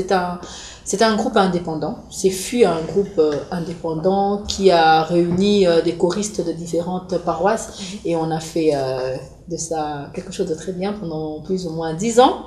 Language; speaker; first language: French; non-native, local second language; Lingala